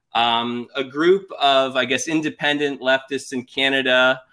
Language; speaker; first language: English; native; English